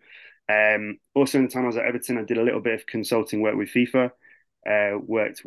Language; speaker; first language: English; native; English